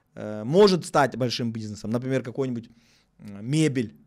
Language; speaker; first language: Russian; native; Russian